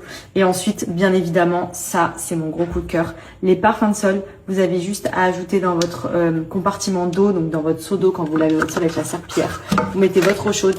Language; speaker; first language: French; native; French